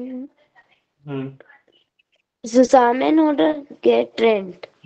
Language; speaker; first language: German; non-native, learner; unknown